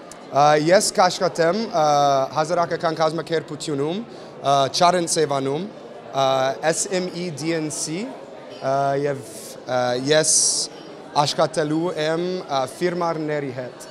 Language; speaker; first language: Armenian; non-native, learner; English